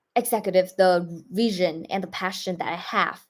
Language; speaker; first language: English; non-native, fluent; Vietnamese